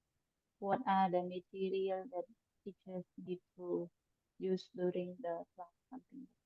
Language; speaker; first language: English; non-native, learner; Khmer